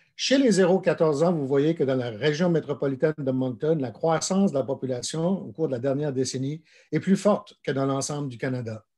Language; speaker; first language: French; native; French